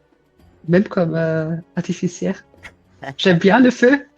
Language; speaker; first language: French; non-native, fluent; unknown